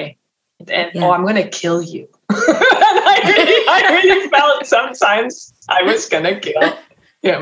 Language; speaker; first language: English; non-native, fluent; Danish